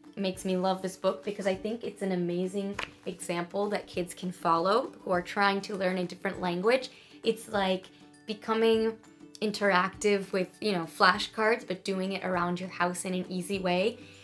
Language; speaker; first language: English; early bilingual, other home language; Spanish